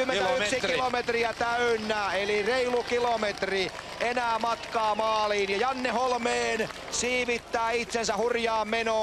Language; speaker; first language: Finnish; native; Finnish